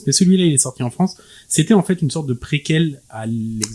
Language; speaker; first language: French; native; French